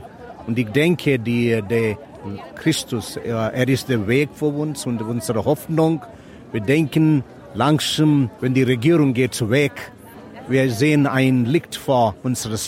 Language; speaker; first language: German; non-native, learner; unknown